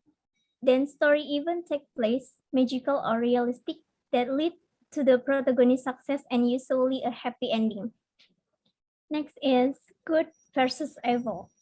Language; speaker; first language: English; non-native, learner; Indonesian